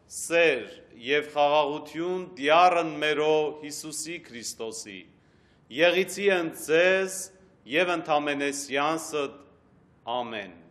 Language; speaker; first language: Armenian; early bilingual, heritage; Armenian